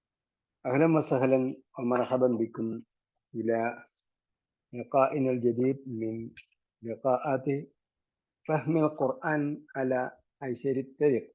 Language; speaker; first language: Arabic; non-native, fluent; Malayalam